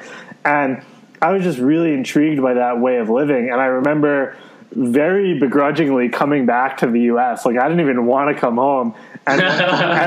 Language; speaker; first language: English; native; English